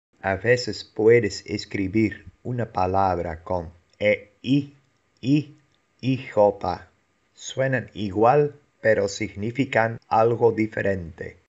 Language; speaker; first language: Spanish; non-native, fluent; Dutch